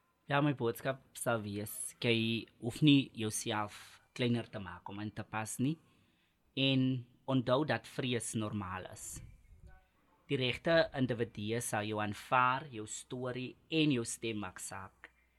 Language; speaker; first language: Afrikaans; native; Afrikaans